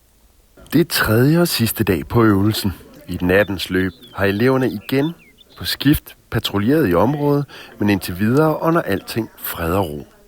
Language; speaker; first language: Danish; native; Danish